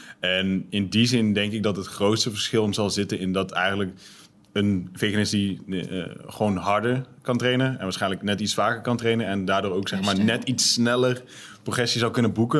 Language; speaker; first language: Dutch; native; Dutch